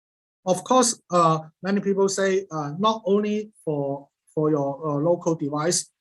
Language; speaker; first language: English; non-native, learner; Cantonese